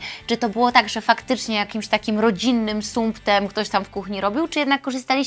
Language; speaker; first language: Polish; native; Polish